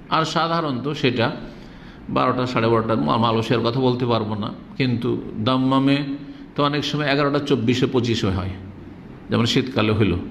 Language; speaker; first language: Bangla; native; Bangla